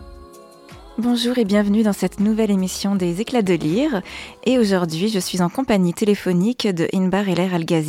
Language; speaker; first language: French; native; French